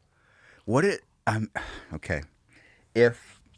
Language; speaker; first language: English; native; English